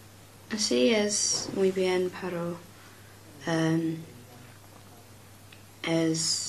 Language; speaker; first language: Spanish; non-native, learner; English